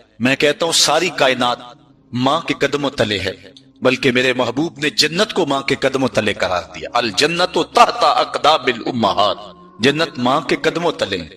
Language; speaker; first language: Urdu; non-native, local second language; Punjabi